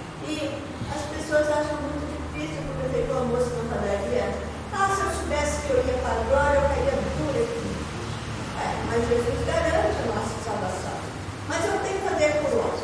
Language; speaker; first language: Portuguese; native; Portuguese